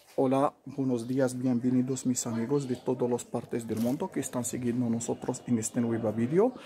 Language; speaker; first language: Spanish; non-native, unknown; Arabic